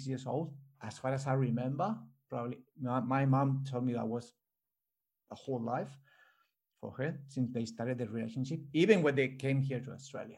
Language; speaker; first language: English; non-native, fluent; Spanish